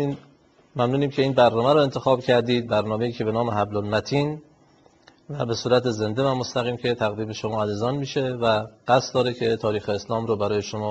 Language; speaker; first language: Persian; native; Persian